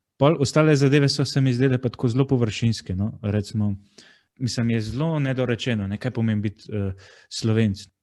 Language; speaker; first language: Slovenian; native; Slovenian